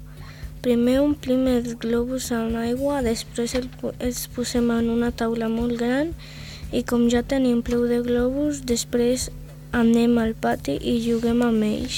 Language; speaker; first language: Catalan; early bilingual, other home language; Spanish